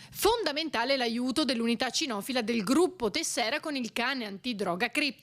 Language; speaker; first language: Italian; native; Italian